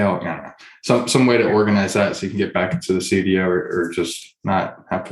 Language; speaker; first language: English; native; English